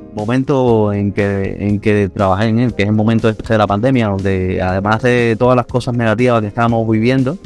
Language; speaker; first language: Spanish; native; Spanish